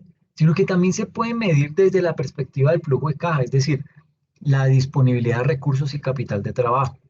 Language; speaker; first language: Spanish; native; Spanish